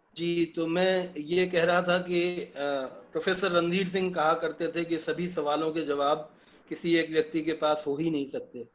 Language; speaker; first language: Hindi; native; Hindi